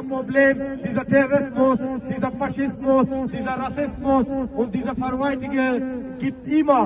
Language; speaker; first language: German; non-native, learner; Baluchi